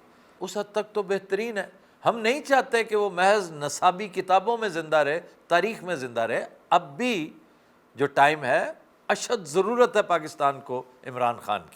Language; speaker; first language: Urdu; native; Urdu